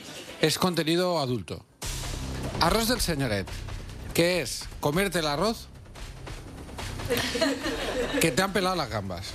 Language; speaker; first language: Spanish; native; Spanish